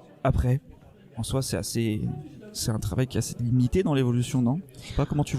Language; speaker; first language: French; native; French